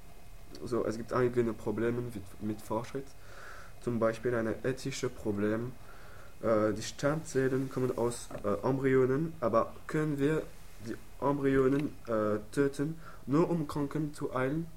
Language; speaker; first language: German; non-native, learner; French